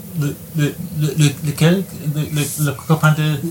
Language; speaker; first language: French; non-native, learner; English